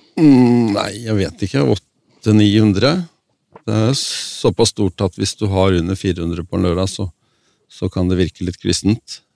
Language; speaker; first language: Norwegian; native; Norwegian